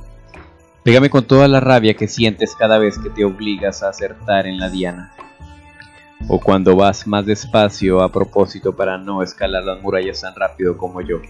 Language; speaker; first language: Spanish; native; Spanish